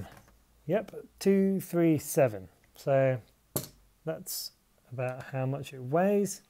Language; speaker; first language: English; native; English